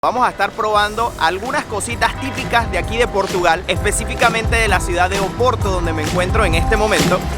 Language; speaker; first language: Spanish; native; Spanish